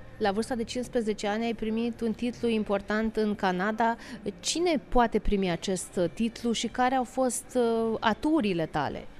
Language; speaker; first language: Romanian; native; Romanian